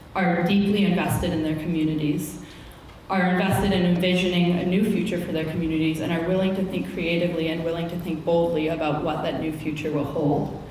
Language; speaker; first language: English; native; English